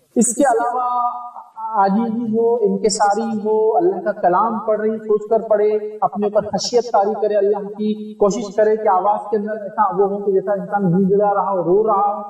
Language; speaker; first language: Urdu; native; Urdu